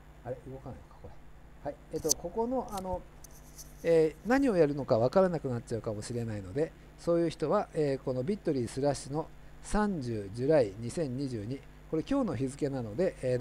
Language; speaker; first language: Japanese; native; Japanese